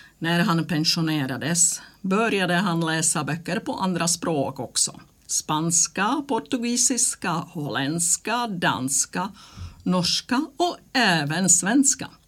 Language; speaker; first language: Swedish; non-native, fluent; Czech